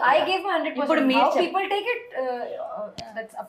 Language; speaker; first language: Telugu; non-native, fluent; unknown